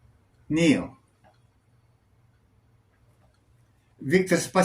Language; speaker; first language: Russian; non-native, learner; English